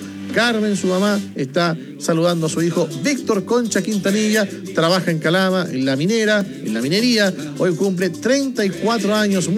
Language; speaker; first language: Spanish; native; Spanish